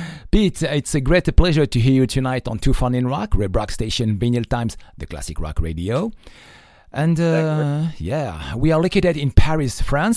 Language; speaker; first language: English; non-native, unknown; French